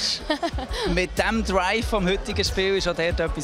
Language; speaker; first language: German; native; German